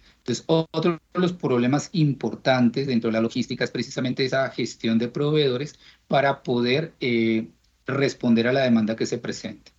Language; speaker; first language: Spanish; native; Spanish